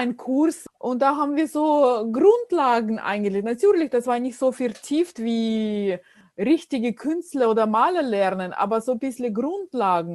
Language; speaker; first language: German; non-native, fluent; Russian